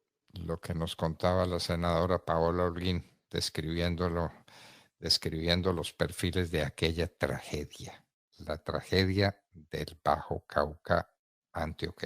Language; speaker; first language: Spanish; native; Spanish